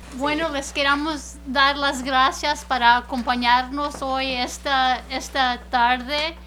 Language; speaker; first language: Spanish; early bilingual, other home language; English